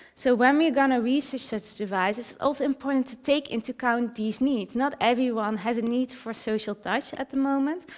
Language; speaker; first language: English; early bilingual, other home language; Dutch